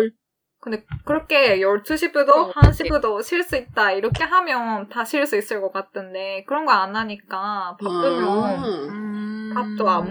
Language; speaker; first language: Korean; non-native, fluent; Japanese